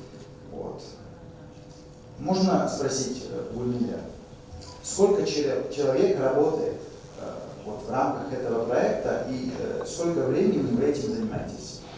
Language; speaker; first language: Russian; non-native, fluent; French